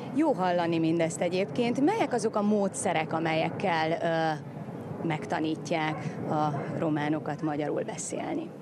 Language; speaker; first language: Hungarian; native; Hungarian